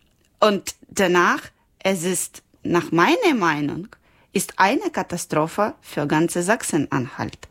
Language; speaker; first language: German; non-native, learner; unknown